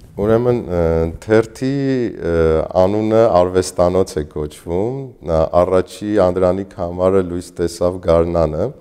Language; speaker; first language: Armenian; native; Armenian